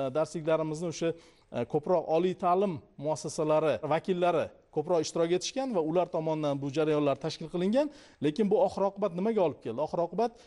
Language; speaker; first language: Uzbek; native; Uzbek